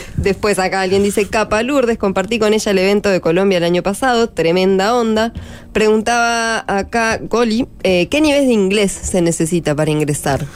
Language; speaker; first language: Spanish; native; Spanish